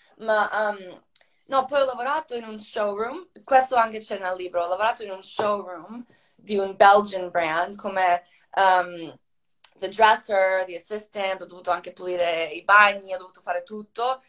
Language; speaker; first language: Italian; non-native, fluent; Croatian